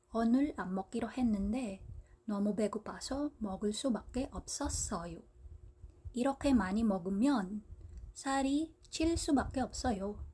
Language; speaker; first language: Korean; non-native, fluent; Filipino